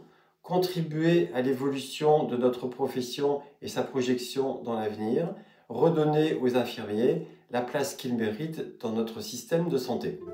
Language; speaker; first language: French; native; French